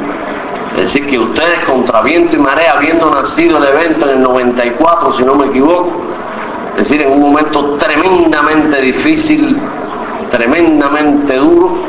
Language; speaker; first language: Spanish; native; Spanish